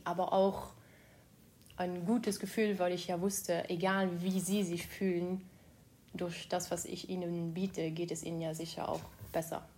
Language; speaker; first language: German; non-native, local second language; Luxembourgish